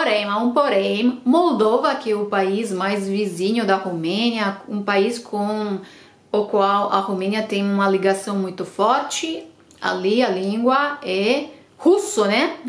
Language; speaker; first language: Portuguese; non-native, fluent; Romanian